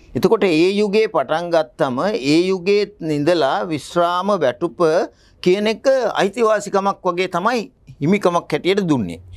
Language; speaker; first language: Sinhala; native; Sinhala